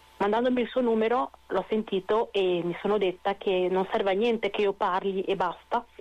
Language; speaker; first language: Italian; non-native, fluent; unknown